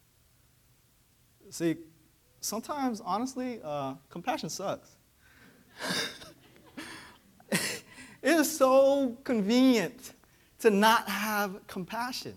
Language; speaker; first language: English; early bilingual, other home language; Vietnamese